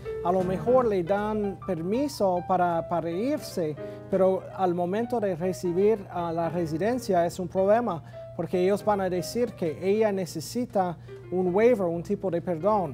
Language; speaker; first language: Spanish; non-native, fluent; English